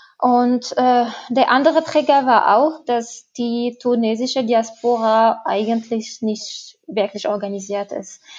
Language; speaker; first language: German; non-native, fluent; Arabic